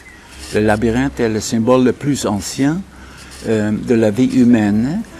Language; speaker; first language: French; non-native, fluent; Dutch